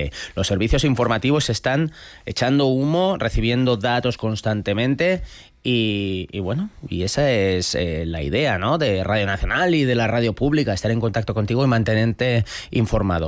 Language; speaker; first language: Spanish; native; Spanish